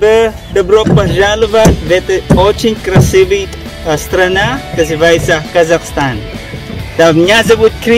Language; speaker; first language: Russian; non-native, learner; Filipino